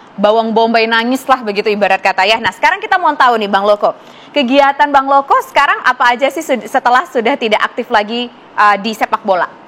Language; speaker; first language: Indonesian; native; Indonesian